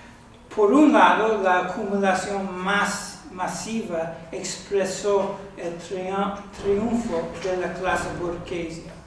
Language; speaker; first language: Spanish; non-native, fluent; English